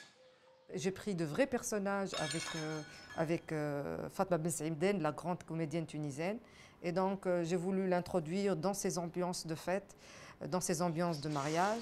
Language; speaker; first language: French; non-native, local second language; Arabic